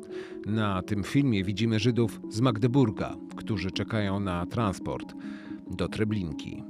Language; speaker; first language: Polish; native; Polish